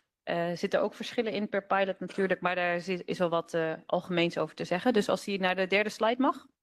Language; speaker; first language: Dutch; native; Dutch